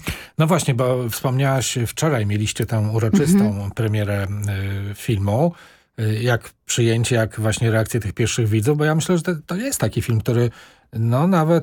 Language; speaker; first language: Polish; native; Polish